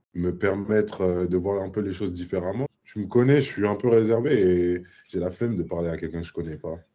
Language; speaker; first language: French; native; French